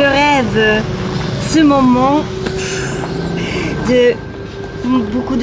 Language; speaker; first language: French; non-native, learner; Spanish